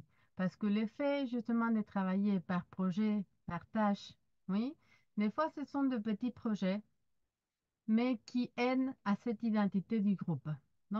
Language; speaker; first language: French; non-native, fluent; Spanish